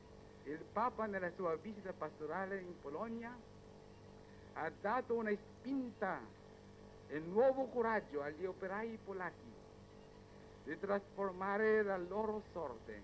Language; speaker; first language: Italian; non-native, fluent; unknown